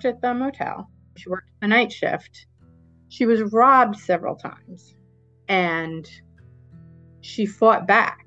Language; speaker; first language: English; native; English